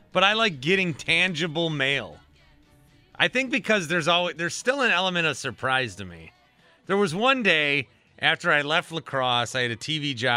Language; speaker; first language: English; native; English